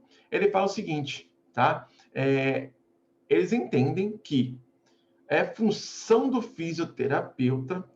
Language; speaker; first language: Portuguese; native; Portuguese